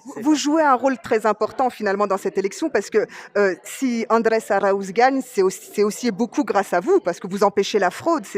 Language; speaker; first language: French; native; French